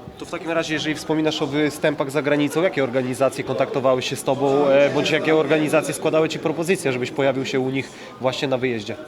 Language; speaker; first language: Polish; native; Polish